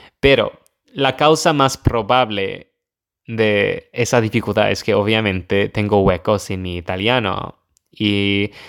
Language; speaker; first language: Spanish; non-native, fluent; English